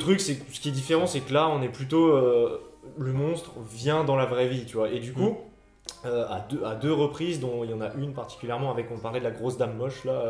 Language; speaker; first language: French; native; French